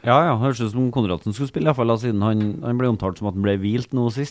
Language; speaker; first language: Norwegian; native; Norwegian